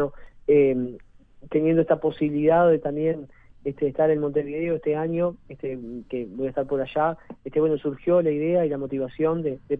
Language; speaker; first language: Spanish; native; Spanish